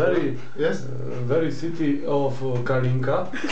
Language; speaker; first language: English; non-native, learner; Slovak